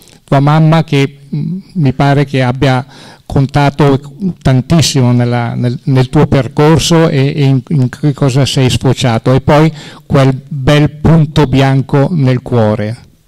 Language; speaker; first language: Italian; native; Italian